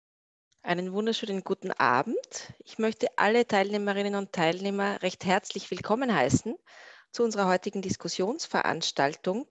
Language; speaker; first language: German; native; German